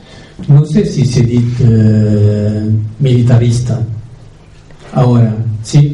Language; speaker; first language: Spanish; non-native, fluent; French